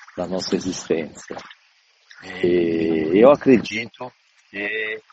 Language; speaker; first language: Portuguese; non-native, fluent; Italian